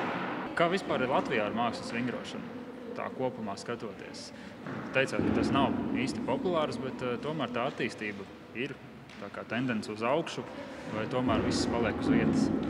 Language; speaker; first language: Latvian; native; Latvian